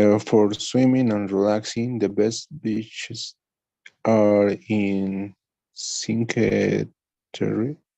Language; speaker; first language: English; non-native, learner; Spanish